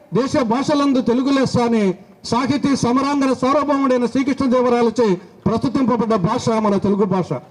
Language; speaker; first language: Telugu; native; Telugu